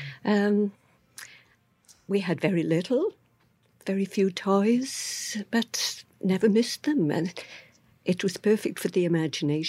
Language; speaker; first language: English; native; English